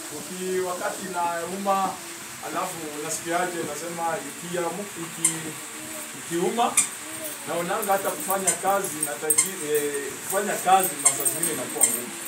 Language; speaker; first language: Swahili; non-native, local second language; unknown